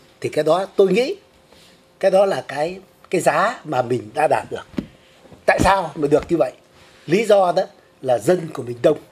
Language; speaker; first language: Vietnamese; native; Vietnamese